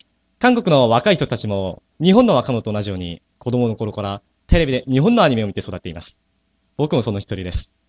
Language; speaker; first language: Japanese; non-native, fluent; Korean